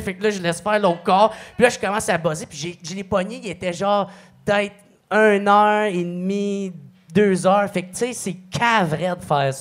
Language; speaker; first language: French; native; French